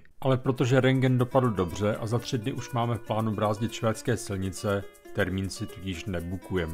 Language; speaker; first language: Czech; native; Czech